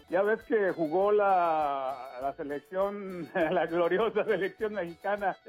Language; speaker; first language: Spanish; native; Spanish